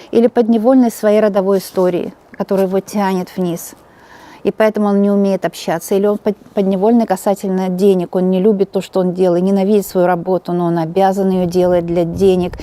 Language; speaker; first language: Russian; native; Russian